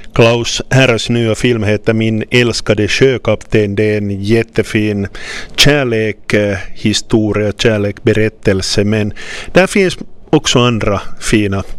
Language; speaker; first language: Swedish; non-native, local second language; Finnish